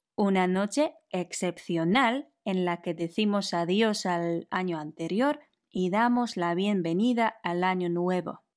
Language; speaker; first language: Spanish; non-native, fluent; Polish